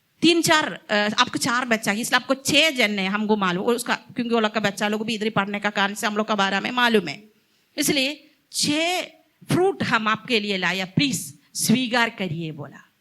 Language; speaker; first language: Hindi; non-native, local second language; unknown